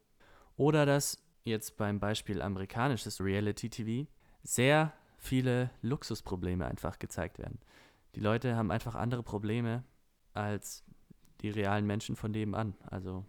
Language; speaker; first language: German; native; German